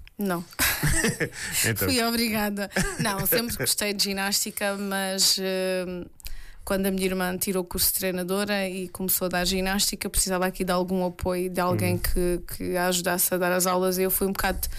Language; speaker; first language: Portuguese; native; Portuguese